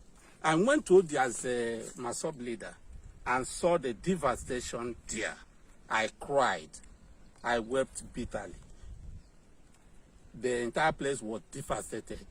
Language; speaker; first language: English; non-native, local second language; Igbo